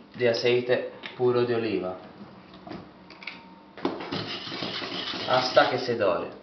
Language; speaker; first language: Spanish; non-native, learner; Italian